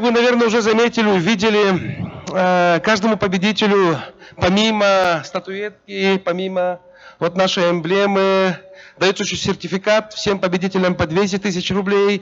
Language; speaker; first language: Russian; native; Russian